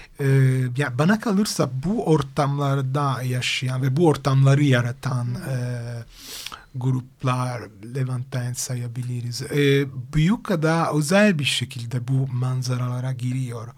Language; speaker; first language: Turkish; non-native, fluent; Italian